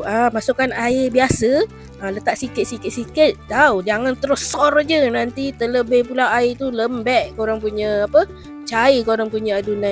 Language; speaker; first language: Malay; native; Malay